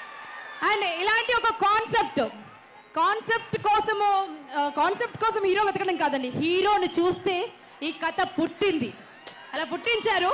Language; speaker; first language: Telugu; native; Telugu